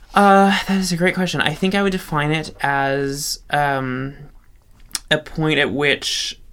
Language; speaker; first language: English; native; English